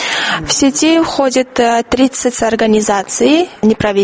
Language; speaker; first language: Russian; non-native, fluent; Georgian